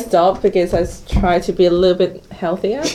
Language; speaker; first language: English; non-native, local second language; Cantonese